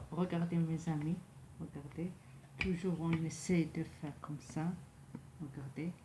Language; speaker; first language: French; non-native, local second language; Arabic